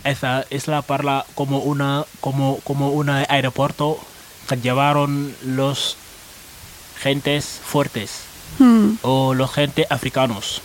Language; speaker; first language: Spanish; non-native, learner; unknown